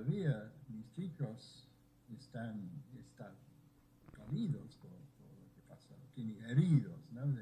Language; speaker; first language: Spanish; non-native, fluent; English